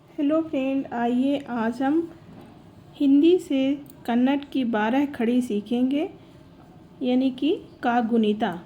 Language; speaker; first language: Hindi; native; Hindi